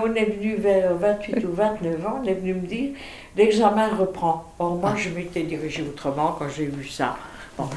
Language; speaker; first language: French; native; French